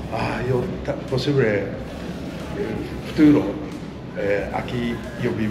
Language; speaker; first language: Spanish; non-native, learner; Japanese